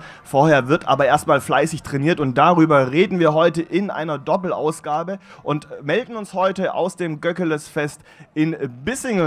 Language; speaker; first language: German; native; German